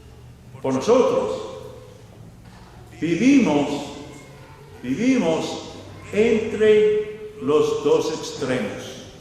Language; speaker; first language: Spanish; non-native, fluent; English